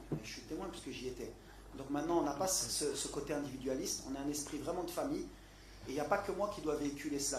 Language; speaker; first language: French; native; French